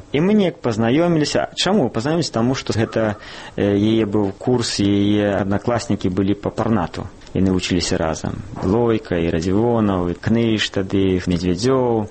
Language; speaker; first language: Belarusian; native; Belarusian